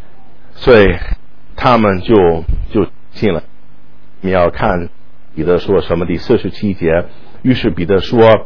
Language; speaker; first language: Chinese; non-native, fluent; English